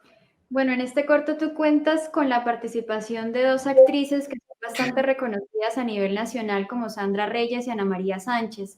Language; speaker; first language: Spanish; native; Spanish